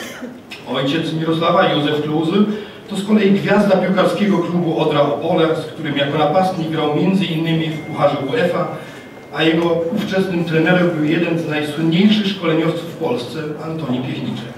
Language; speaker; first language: Polish; native; Polish